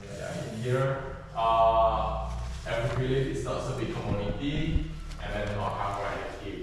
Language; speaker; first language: English; non-native, learner; Balinese